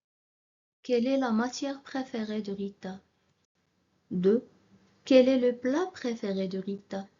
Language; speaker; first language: French; non-native, local second language; Arabic